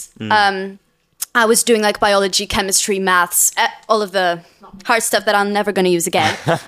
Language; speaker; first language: English; non-native, fluent; Portuguese